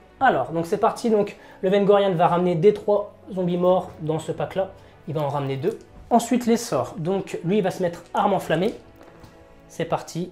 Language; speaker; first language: French; native; French